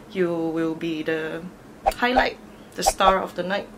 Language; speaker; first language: English; non-native, local second language; Chinese